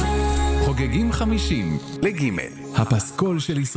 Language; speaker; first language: Hebrew; native; Hebrew